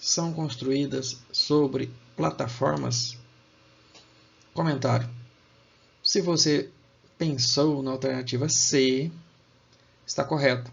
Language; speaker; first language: Portuguese; native; Portuguese